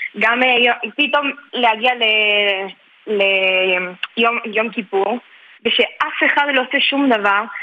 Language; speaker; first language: Hebrew; early bilingual, heritage; Spanish